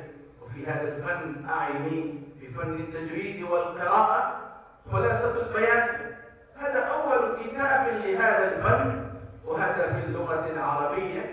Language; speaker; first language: Arabic; non-native, fluent; Urdu